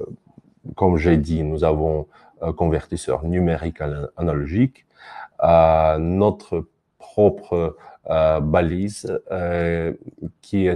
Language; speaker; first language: French; non-native, fluent; Russian